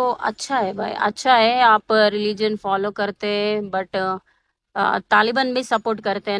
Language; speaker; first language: Hindi; non-native, local second language; Telugu